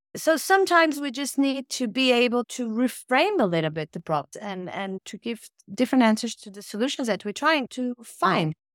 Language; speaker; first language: English; non-native, fluent; Portuguese